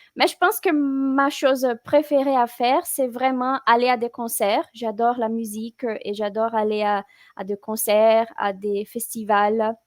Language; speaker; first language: French; non-native, fluent; Portuguese